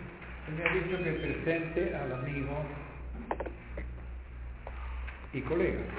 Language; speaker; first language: Spanish; native; Spanish